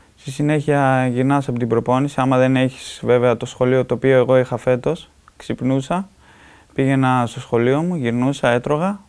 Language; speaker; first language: Greek; native; Greek